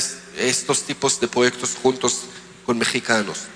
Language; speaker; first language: Spanish; non-native, learner; Hebrew